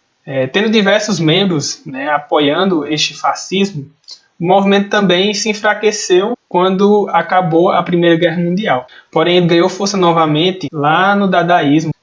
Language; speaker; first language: Portuguese; native; Portuguese